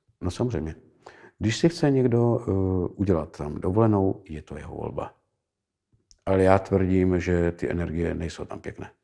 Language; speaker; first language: Czech; native; Czech